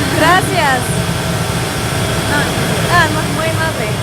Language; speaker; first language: Spanish; non-native, learner; English